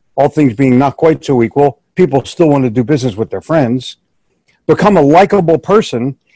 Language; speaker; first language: English; native; English